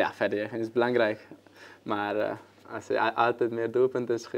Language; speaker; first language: Dutch; non-native, learner; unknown